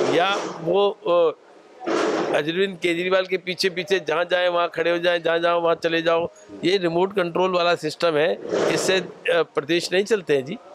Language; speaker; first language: Hindi; native; Hindi